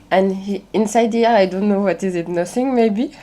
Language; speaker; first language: English; non-native, learner; French